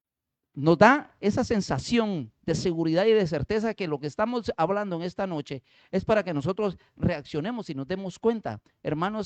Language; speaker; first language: Spanish; native; Spanish